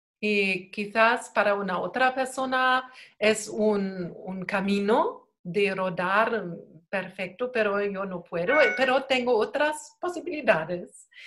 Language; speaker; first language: Spanish; non-native, learner; German